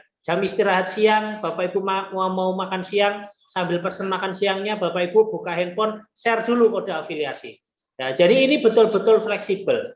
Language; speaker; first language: Indonesian; non-native, local second language; Javanese